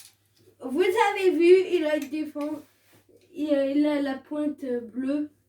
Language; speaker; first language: French; native; French